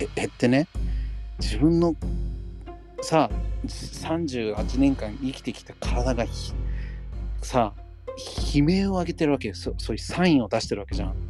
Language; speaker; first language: Japanese; non-native, fluent; English